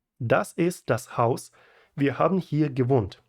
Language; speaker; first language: German; non-native, fluent; Ukrainian